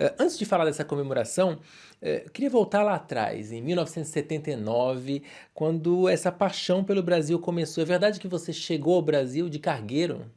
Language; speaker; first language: Portuguese; native; Portuguese